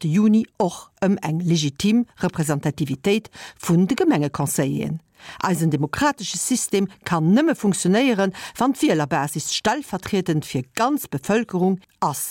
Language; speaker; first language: Luxembourgish; early bilingual, other home language; Italian